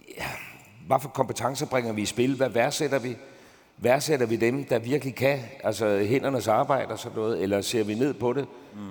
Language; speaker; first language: Danish; native; Danish